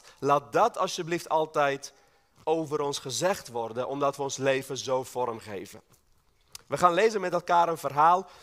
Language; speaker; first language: Dutch; non-native, fluent; Armenian